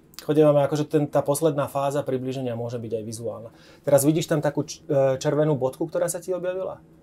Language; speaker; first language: Slovak; native; Slovak